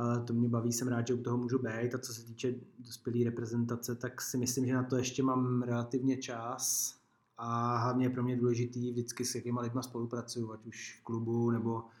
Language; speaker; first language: Czech; native; Czech